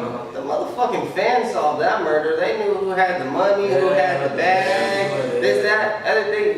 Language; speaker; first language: English; native; English